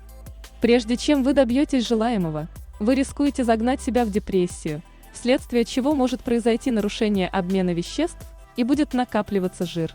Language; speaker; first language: Russian; native; Russian